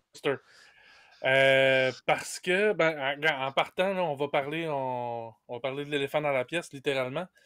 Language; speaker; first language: French; native; French